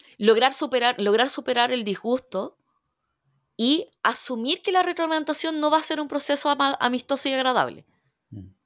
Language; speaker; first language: Spanish; early bilingual, other home language; Korean